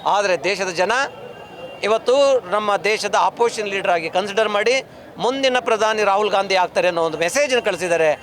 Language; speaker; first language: Kannada; native; Kannada